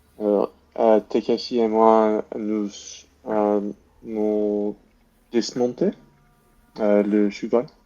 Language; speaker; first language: French; non-native, learner; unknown